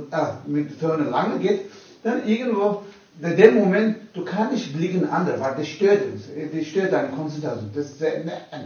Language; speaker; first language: German; non-native, learner; Tibetan